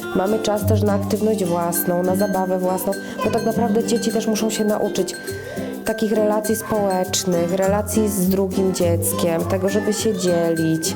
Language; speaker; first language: Polish; native; Polish